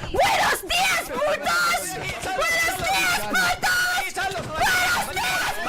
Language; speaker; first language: Spanish; non-native, learner; English